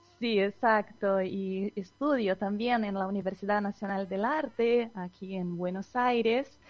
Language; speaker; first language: Spanish; non-native, fluent; Portuguese